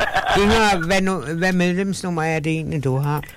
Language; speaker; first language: Danish; native; Danish